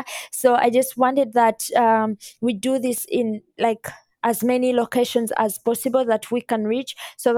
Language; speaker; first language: English; non-native, local second language; Ganda